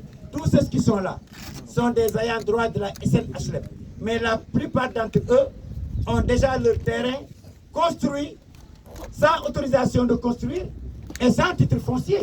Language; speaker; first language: French; non-native, local second language; Wolof